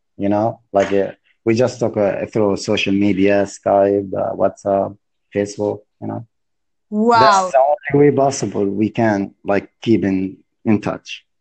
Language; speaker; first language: English; non-native, learner; Arabic